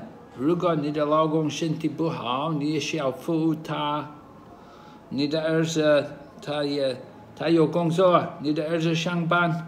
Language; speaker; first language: Chinese; non-native, learner; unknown